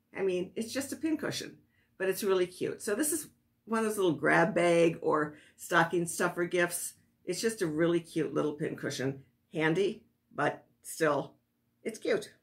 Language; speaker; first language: English; native; English